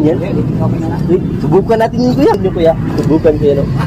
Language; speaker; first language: Filipino; non-native, local second language; Cebuano